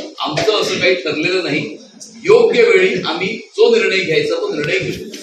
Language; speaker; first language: Marathi; native; Marathi